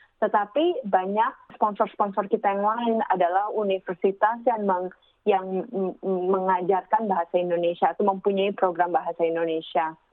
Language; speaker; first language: Indonesian; native; Indonesian